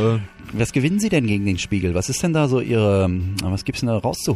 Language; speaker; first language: German; native; German